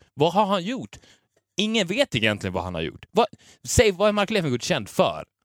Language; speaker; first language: Swedish; native; Swedish